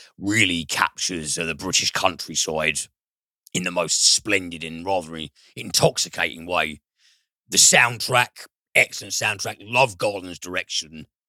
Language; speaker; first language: English; native; English